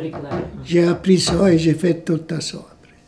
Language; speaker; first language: French; non-native, learner; Italian